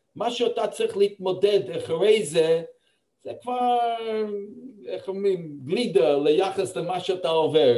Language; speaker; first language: Hebrew; non-native, fluent; English